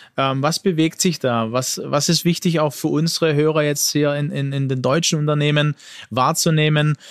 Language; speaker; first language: German; early bilingual, other home language; Greek